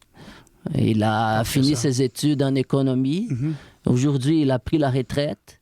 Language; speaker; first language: French; non-native, fluent; Portuguese